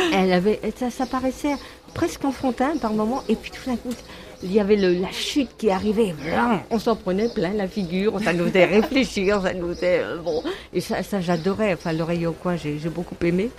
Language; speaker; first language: French; native; French